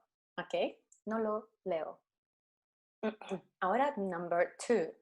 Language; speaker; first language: Spanish; non-native, fluent; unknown